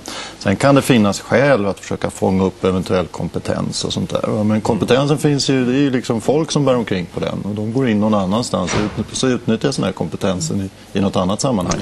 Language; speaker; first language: Swedish; native; Swedish